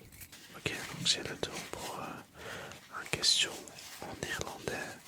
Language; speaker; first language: French; early bilingual, other home language; Dutch